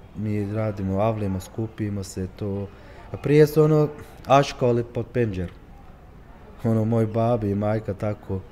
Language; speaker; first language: Croatian; early bilingual, heritage; Turkish